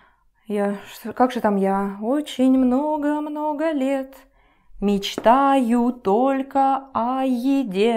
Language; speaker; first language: Russian; non-native, learner; English